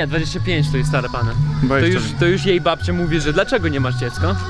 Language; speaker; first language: Polish; non-native, learner; Russian